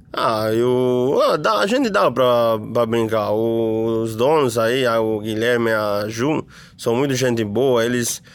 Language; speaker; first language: Portuguese; non-native, fluent; Italian